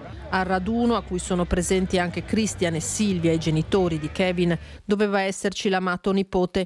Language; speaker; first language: Italian; native; Italian